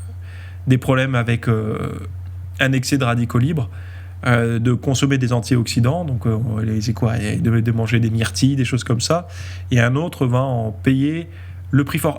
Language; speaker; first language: French; native; French